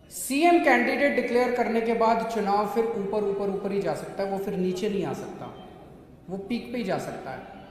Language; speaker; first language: Hindi; native; Hindi